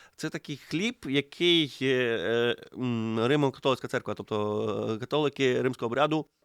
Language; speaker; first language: Ukrainian; native; Ukrainian